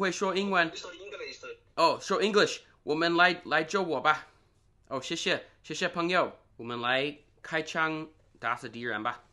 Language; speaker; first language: Chinese; non-native, fluent; English